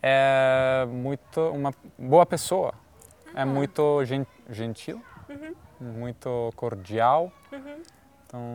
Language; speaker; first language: Portuguese; non-native, fluent; Italian